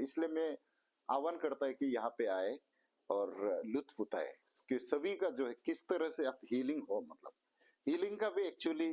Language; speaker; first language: Hindi; non-native, local second language; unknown